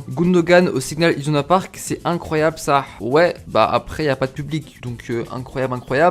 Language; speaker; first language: French; native; French